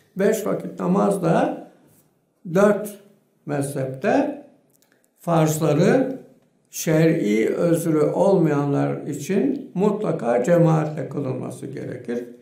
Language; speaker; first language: Turkish; native; Turkish